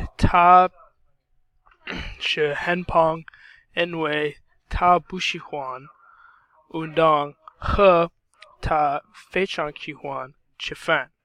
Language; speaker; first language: Chinese; non-native, learner; English